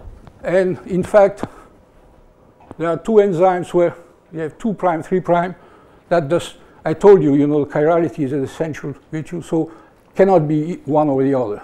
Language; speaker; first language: English; non-native, fluent; French